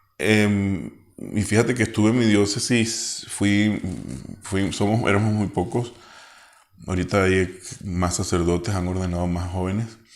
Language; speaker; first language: Spanish; native; Spanish